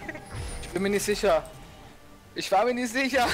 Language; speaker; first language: German; native; German